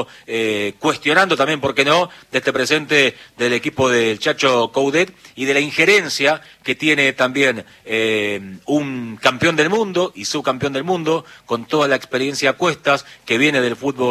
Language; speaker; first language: Spanish; native; Spanish